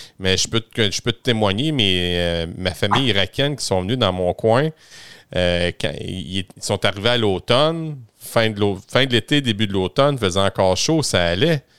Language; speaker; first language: French; native; French